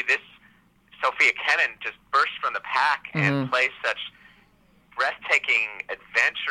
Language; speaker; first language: English; native; English